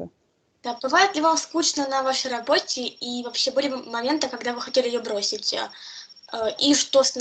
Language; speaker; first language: Russian; native; Russian